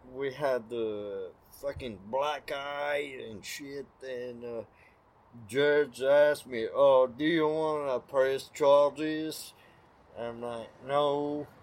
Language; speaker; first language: English; non-native, learner; French